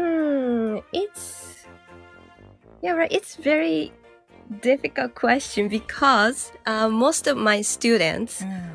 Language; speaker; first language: English; non-native, learner; Japanese